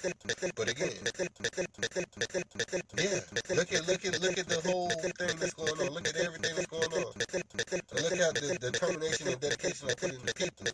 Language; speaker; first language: English; native; English